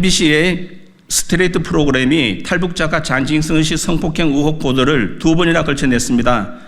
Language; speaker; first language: Korean; native; Korean